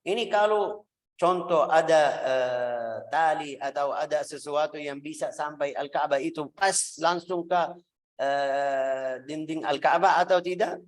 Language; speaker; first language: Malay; non-native, fluent; Arabic